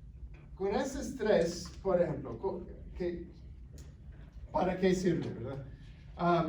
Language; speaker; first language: Spanish; non-native, fluent; English